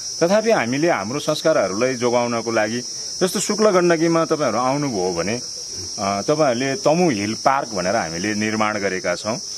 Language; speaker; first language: Nepali; non-native, local second language; Gurung